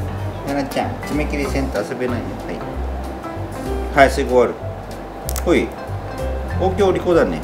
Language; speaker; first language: Japanese; native; Japanese